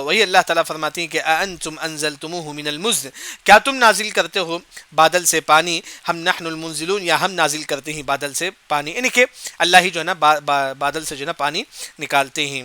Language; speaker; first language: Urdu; non-native, local second language; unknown